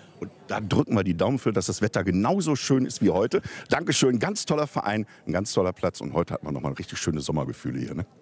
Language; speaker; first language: German; native; German